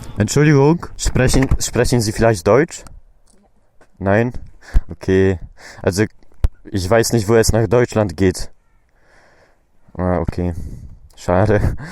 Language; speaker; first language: German; non-native, learner; Polish